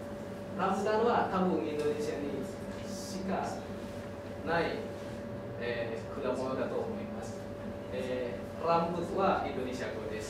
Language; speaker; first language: Japanese; non-native, learner; Indonesian